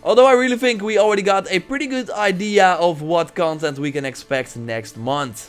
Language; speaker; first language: English; non-native, fluent; Dutch